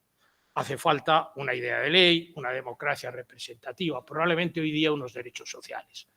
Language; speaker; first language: Spanish; native; Spanish